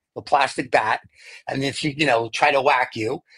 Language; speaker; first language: English; native; English